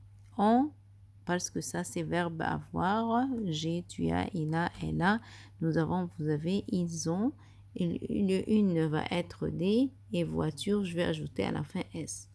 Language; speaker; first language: French; non-native, fluent; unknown